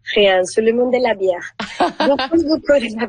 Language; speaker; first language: French; non-native, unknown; Spanish